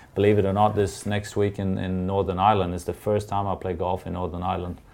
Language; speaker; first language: English; non-native, fluent; Swedish